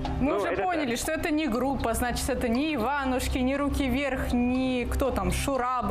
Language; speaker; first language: Russian; native; Russian